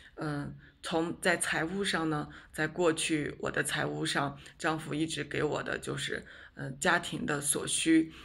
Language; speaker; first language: Chinese; native; Chinese